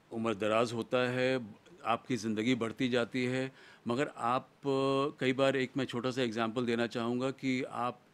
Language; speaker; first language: Hindi; native; Hindi